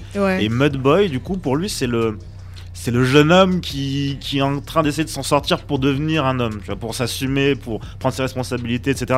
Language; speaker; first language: French; native; French